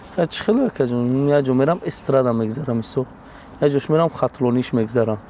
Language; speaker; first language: Tajik; native; Tajik